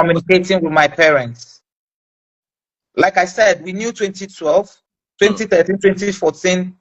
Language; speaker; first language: English; non-native, local second language; Igbo